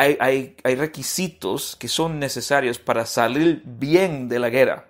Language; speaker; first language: Spanish; non-native, fluent; English